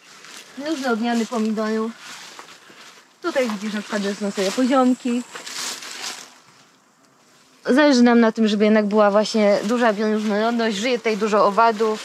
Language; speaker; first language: Polish; native; Polish